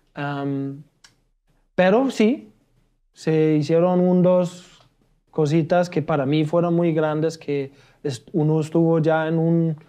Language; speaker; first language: Spanish; non-native, fluent; German